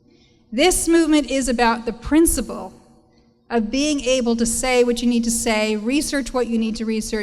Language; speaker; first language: English; native; English